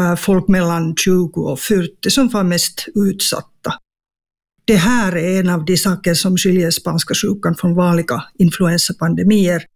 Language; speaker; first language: Swedish; non-native, local second language; Finnish